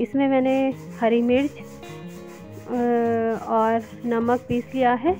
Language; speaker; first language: Hindi; non-native, local second language; Garhwali